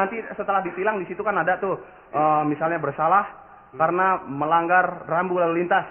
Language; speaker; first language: Indonesian; native; Indonesian